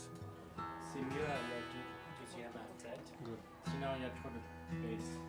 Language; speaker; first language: French; non-native, local second language; English